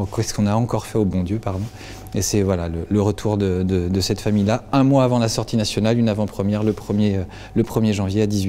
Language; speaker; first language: French; native; French